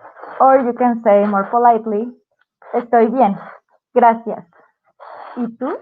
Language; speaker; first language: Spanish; non-native, fluent; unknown